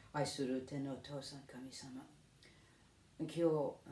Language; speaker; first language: Japanese; non-native, learner; English